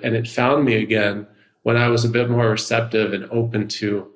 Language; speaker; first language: English; native; English